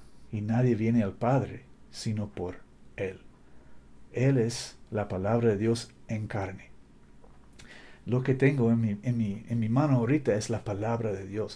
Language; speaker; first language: Spanish; non-native, fluent; English